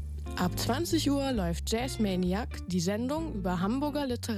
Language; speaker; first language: German; native; German